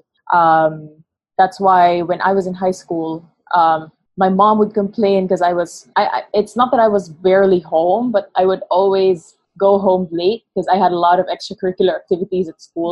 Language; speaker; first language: English; non-native, local second language; Hiligaynon